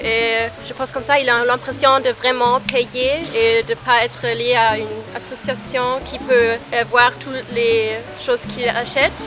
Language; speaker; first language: French; non-native, fluent; German